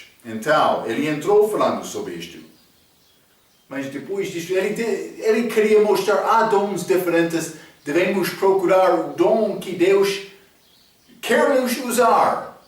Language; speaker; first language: Portuguese; non-native, learner; English